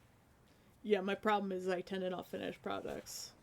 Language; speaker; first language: English; native; English